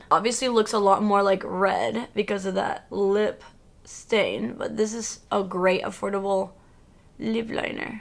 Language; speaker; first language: English; early bilingual, other home language; Spanish